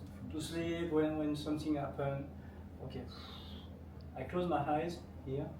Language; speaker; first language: English; non-native, learner; French